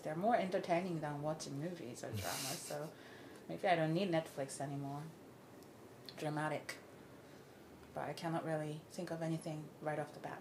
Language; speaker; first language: English; non-native, fluent; Japanese